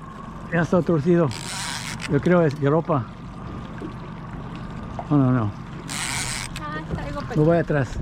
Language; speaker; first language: Spanish; non-native, learner; English